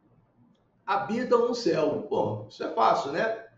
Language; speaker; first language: Portuguese; native; Portuguese